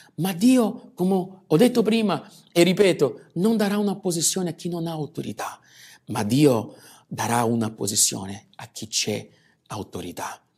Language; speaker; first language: Italian; non-native, fluent; Portuguese